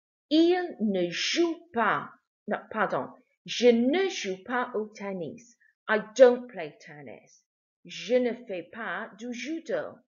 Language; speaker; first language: French; non-native, fluent; English